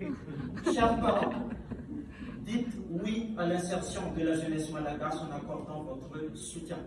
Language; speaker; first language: French; non-native, local second language; Malagasy